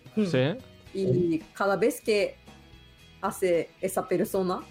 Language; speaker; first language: Spanish; non-native, learner; Japanese